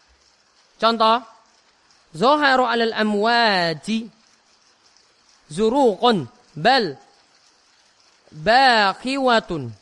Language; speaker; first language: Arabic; non-native, fluent; Indonesian